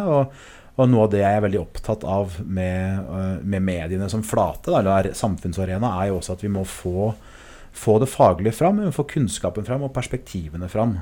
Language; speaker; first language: Norwegian; early bilingual, other home language; English